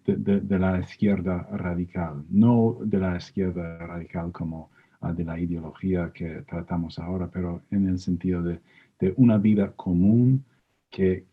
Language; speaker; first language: Spanish; non-native, fluent; English